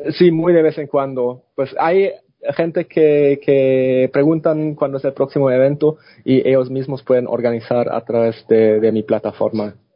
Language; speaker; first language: Spanish; non-native, fluent; German